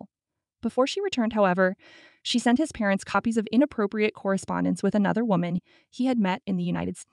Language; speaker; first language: English; native; English